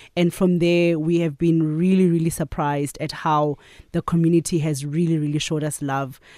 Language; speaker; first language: English; non-native, local second language; Zulu